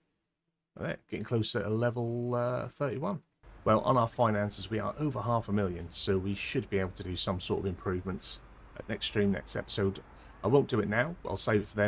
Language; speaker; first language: English; native; English